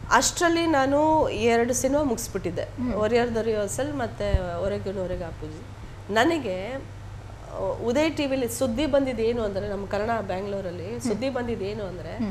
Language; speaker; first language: Kannada; native; Kannada